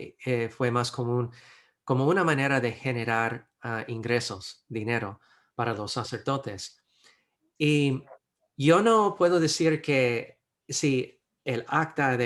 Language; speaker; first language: Spanish; non-native, fluent; English